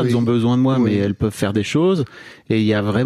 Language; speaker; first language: French; native; French